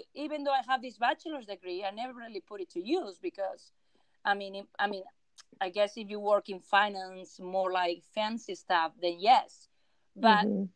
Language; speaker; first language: English; non-native, fluent; Spanish